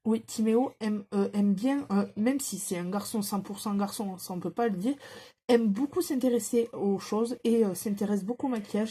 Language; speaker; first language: French; native; French